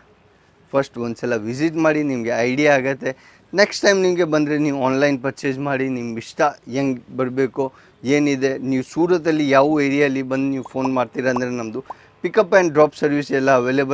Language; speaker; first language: Kannada; non-native, local second language; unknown